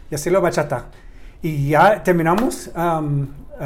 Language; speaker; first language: Spanish; non-native, learner; English